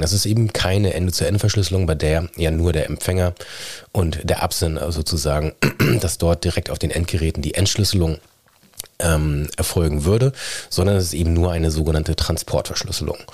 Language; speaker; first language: German; native; German